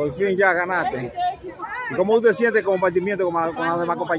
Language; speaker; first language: Spanish; native; Spanish